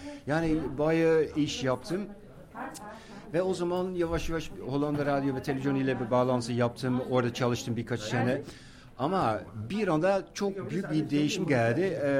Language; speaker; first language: Turkish; non-native, fluent; Dutch